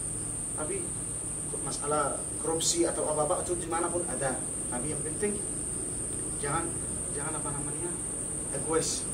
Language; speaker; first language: Indonesian; non-native, fluent; Arabic